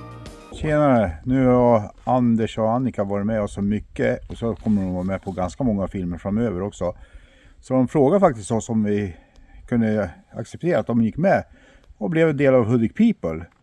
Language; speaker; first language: Swedish; native; Swedish